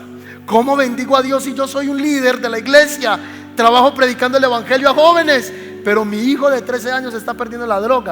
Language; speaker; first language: Spanish; native; Spanish